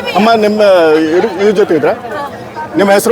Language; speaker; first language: Kannada; non-native, learner; Hindi